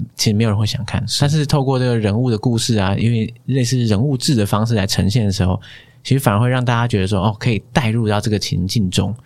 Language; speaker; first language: Chinese; native; Chinese